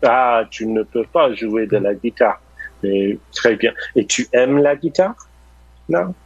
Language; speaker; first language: French; non-native, fluent; English